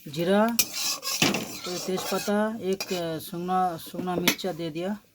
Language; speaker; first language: Hindi; non-native, local second language; Bangla